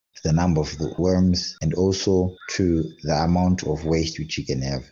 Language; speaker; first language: English; non-native, local second language; Shona